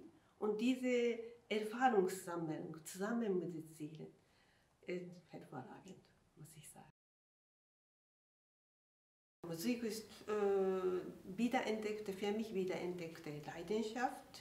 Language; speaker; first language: German; non-native, fluent; Japanese